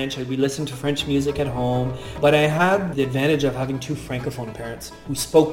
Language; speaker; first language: English; non-native, local second language; French